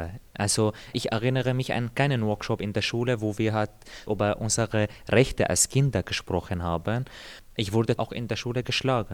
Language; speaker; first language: German; non-native, fluent; Arabic